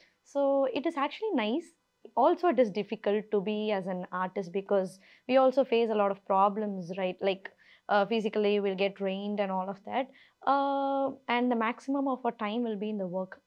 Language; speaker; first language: English; non-native, local second language; Tamil